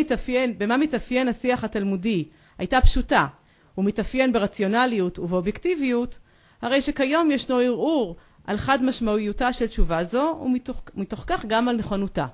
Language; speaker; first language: Hebrew; native; Hebrew